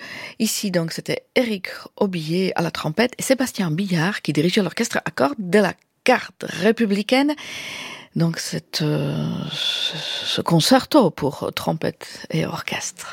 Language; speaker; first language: French; native; French